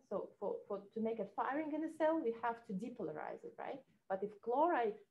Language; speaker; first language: English; non-native, fluent; Russian